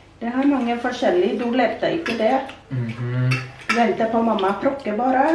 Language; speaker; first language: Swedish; non-native, learner; Thai